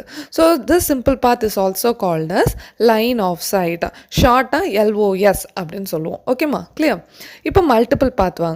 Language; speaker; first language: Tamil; native; Tamil